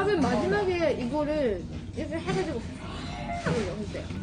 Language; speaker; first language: Korean; non-native, fluent; Japanese